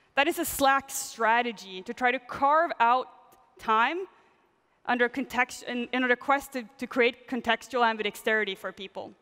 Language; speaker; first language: English; non-native, fluent; Swedish